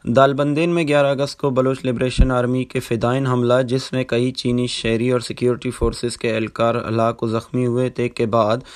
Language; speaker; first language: Urdu; non-native, local second language; Baluchi